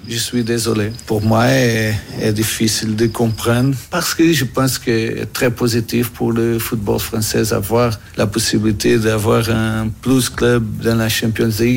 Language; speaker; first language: French; non-native, learner; Portuguese